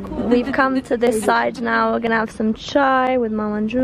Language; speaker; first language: English; early bilingual, other home language; Persian